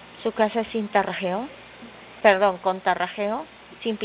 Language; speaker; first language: Spanish; native; Spanish